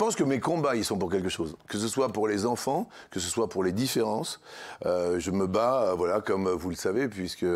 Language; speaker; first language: French; native; French